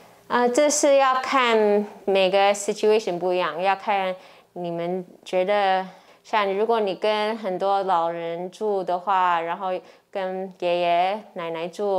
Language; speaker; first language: Chinese; early bilingual, heritage; English